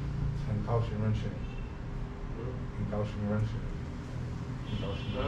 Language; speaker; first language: Chinese; non-native, learner; English